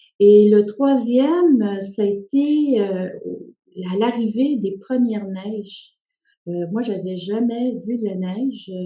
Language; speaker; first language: French; early bilingual, other home language; Spanish